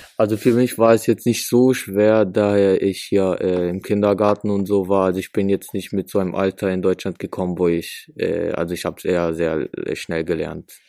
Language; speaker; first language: German; early bilingual, other home language; Italian